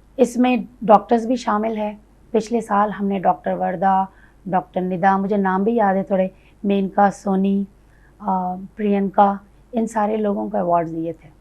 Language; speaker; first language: Urdu; native; Urdu